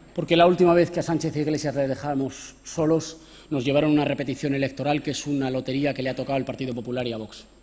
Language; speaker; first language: Spanish; native; Spanish